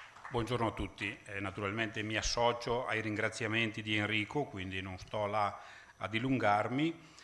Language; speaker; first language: Italian; native; Italian